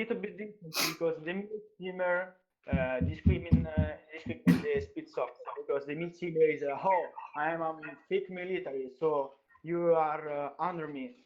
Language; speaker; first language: English; non-native, learner; Italian